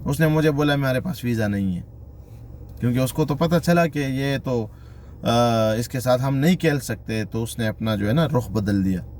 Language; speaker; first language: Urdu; non-native, local second language; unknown